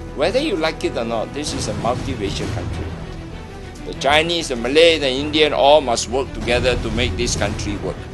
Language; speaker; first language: English; non-native, local second language; Chinese